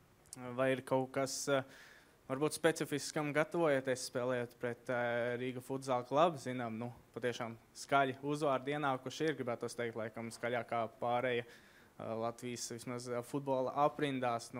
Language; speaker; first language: Latvian; native; Latvian